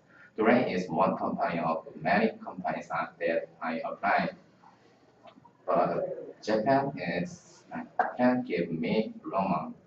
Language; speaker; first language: English; non-native, learner; Korean